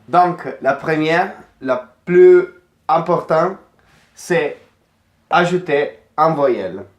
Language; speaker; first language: French; non-native, fluent; Italian